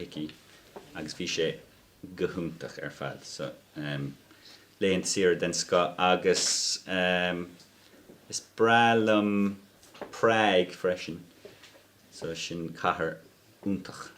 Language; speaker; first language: Irish; non-native, local second language; English